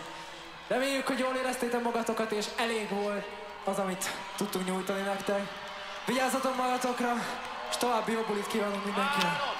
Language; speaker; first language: Hungarian; native; Hungarian